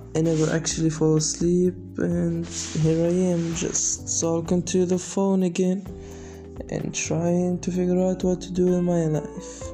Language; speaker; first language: English; non-native, learner; Arabic